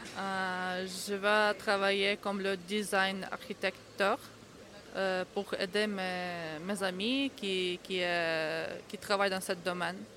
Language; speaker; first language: French; non-native, learner; Ukrainian